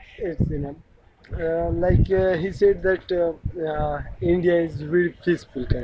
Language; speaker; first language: English; non-native, learner; Pashto